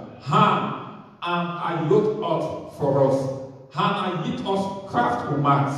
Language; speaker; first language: Norwegian; non-native, learner; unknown